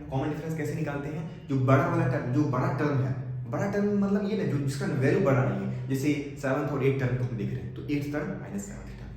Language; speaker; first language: Hindi; native; Hindi